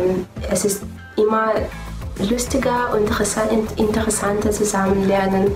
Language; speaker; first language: German; non-native, fluent; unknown